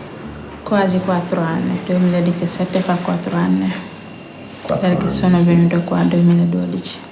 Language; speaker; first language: Italian; non-native, learner; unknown